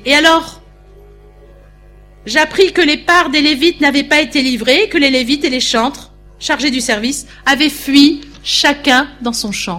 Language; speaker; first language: French; native; French